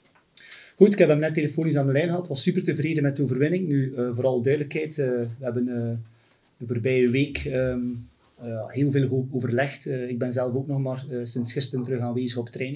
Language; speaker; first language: Dutch; native; Dutch